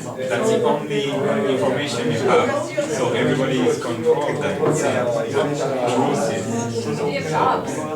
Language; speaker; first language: English; non-native, fluent; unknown